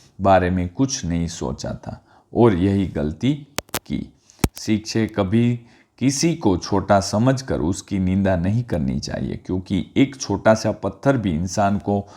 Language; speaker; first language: Hindi; non-native, local second language; Gujarati